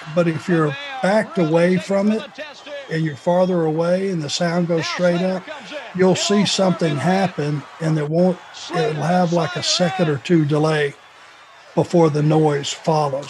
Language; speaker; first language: English; native; English